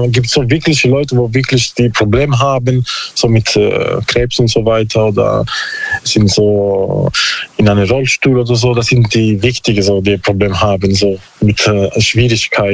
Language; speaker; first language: German; non-native, learner; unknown